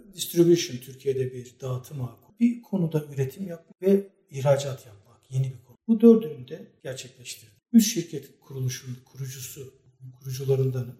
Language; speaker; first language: Turkish; native; Turkish